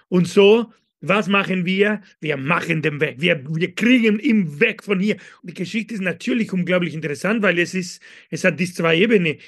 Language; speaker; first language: German; non-native, fluent; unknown